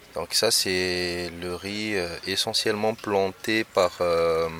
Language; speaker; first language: French; non-native, local second language; Malagasy